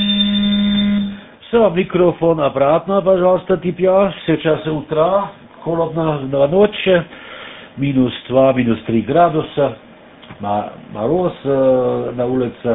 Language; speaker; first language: Russian; non-native, learner; German